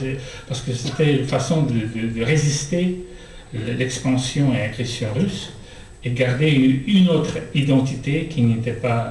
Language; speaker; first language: French; non-native, fluent; Russian